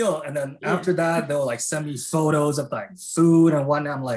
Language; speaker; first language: English; non-native, fluent; Chinese